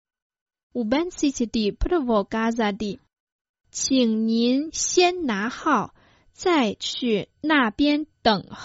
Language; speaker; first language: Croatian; non-native, fluent; Chinese